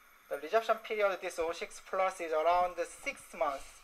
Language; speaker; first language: English; non-native, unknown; Korean